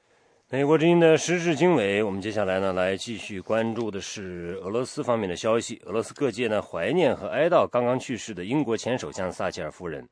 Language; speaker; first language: Chinese; native; Chinese